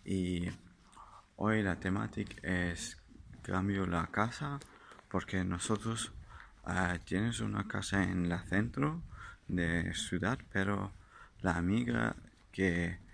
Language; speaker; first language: Spanish; non-native, learner; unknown